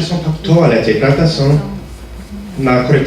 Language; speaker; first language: Polish; early bilingual, heritage; Polish